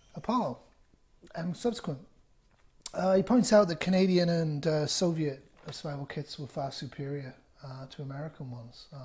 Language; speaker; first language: English; native; English